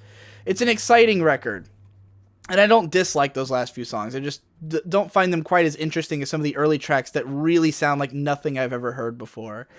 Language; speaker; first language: English; native; English